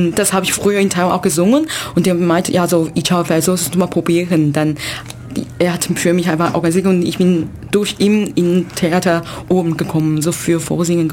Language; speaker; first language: German; non-native, learner; Chinese